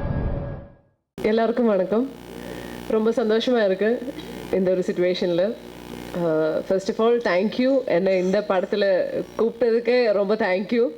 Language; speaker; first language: Tamil; non-native, fluent; Malayalam